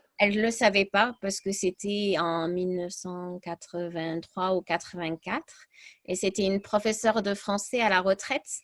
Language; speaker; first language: French; early bilingual, other home language; English